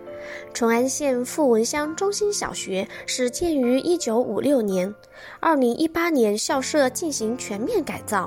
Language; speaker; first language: Chinese; native; Chinese